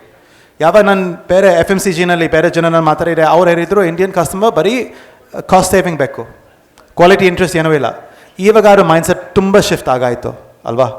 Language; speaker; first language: Kannada; non-native, fluent; English